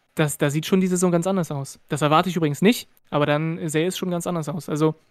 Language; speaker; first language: German; non-native, fluent; French